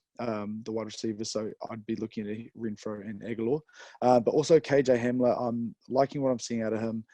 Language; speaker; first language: English; native; English